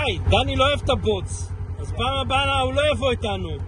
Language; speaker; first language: Hebrew; native; Hebrew